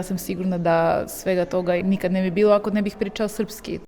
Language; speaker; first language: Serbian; non-native, fluent; Russian